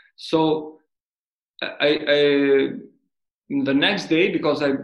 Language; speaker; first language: English; non-native, fluent; Albanian